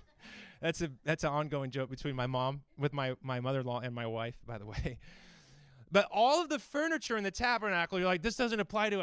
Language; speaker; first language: English; native; English